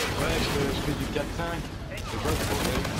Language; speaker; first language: French; native; French